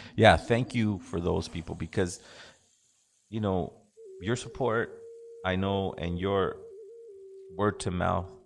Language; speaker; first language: English; early bilingual, other home language; Spanish